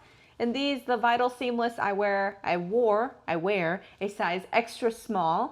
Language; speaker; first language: English; native; English